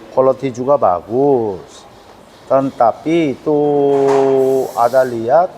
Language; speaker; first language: Indonesian; non-native, learner; Korean